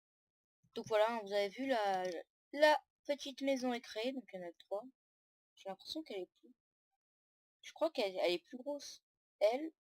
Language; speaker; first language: French; native; French